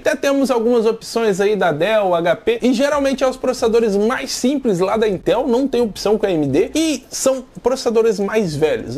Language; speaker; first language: Portuguese; native; Portuguese